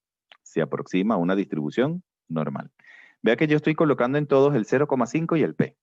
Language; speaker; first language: Spanish; native; Spanish